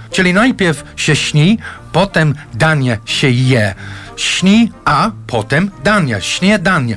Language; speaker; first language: Polish; non-native, fluent; English